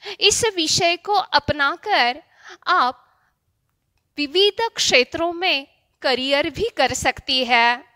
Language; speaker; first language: Hindi; non-native, local second language; Marathi